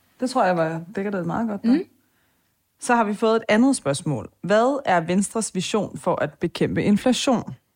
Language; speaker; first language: Danish; early bilingual, other home language; Persian